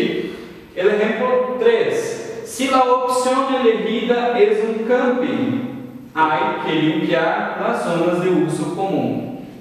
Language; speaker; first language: Spanish; non-native, fluent; Portuguese